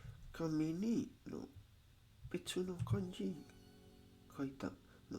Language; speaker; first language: Japanese; non-native, learner; Spanish